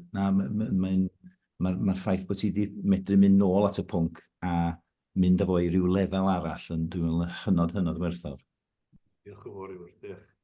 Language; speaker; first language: Welsh; non-native, fluent; English